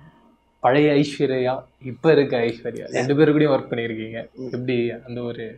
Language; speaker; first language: Tamil; native; Tamil